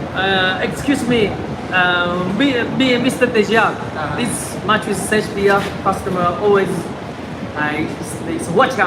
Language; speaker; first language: English; non-native, learner; Chinese